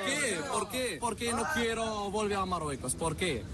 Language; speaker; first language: Spanish; non-native, learner; Arabic